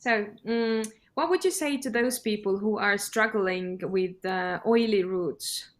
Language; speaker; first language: English; non-native, fluent; Estonian